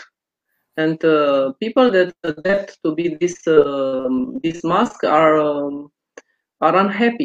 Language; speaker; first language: English; non-native, fluent; Romanian